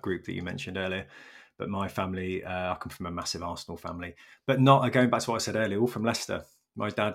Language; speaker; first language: English; native; English